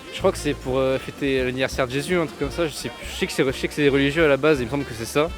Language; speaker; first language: French; native; French